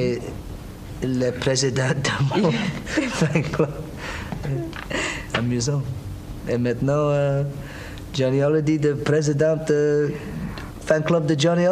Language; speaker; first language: French; non-native, learner; English